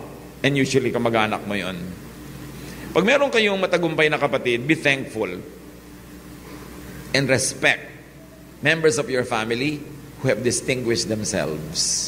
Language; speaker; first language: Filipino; native; Filipino